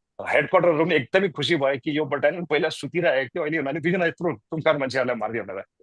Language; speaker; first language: Nepali; native; Nepali